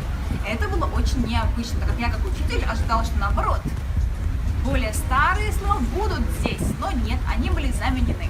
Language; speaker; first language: Russian; native; Russian